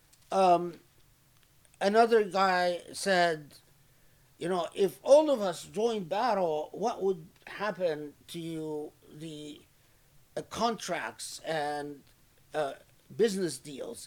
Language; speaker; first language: English; non-native, fluent; Arabic